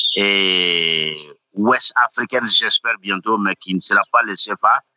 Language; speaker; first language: French; non-native, local second language; Bambara